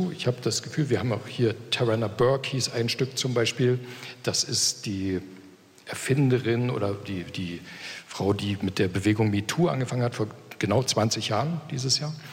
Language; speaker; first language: German; native; German